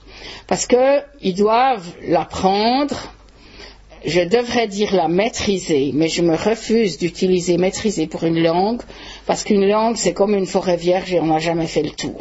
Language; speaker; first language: French; native; French